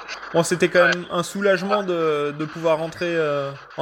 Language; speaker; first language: French; native; French